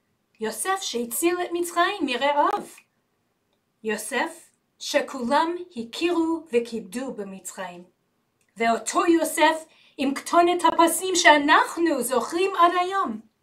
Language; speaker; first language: Hebrew; non-native, learner; English